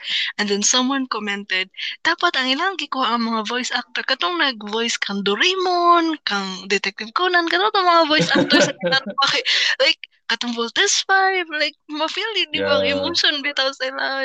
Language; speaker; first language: English; non-native, local second language; Cebuano